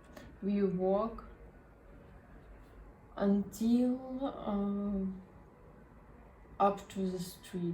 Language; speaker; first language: English; non-native, learner; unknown